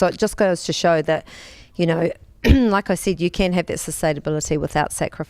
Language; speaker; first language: English; native; English